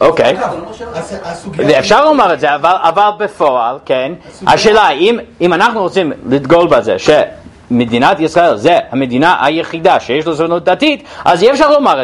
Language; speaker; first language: Hebrew; non-native, fluent; English